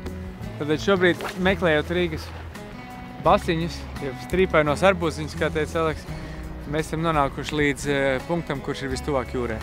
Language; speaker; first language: Latvian; native; Latvian